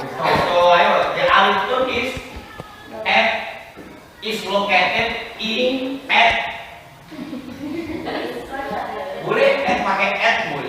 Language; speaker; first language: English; non-native, learner; Indonesian